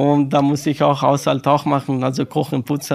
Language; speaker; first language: German; non-native, learner; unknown